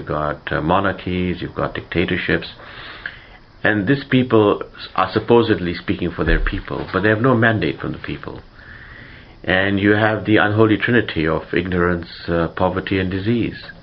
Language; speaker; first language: English; non-native, local second language; Gujarati